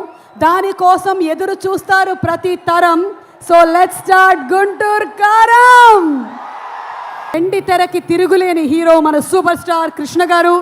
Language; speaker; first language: Telugu; native; Telugu